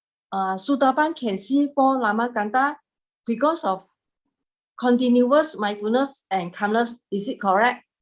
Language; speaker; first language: English; non-native, learner; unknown